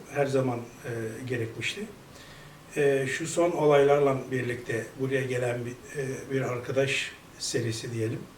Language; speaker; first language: Turkish; native; Turkish